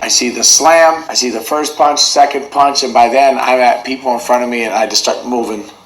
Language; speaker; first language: English; native; English